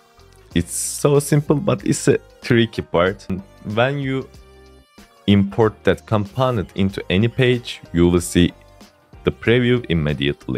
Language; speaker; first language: English; non-native, fluent; Turkish